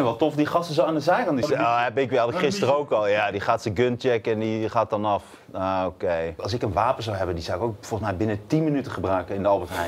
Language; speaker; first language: Dutch; native; Dutch